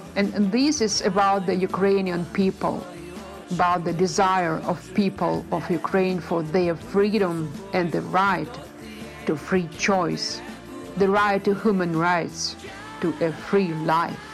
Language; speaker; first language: English; non-native, fluent; Ukrainian